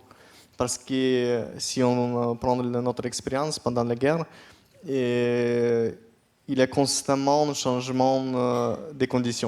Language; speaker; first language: French; non-native, fluent; Ukrainian